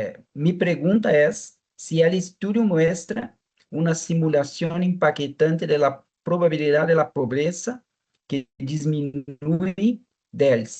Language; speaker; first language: Spanish; non-native, fluent; Portuguese